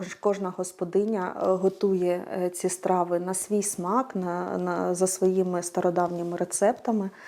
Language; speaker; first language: Ukrainian; native; Ukrainian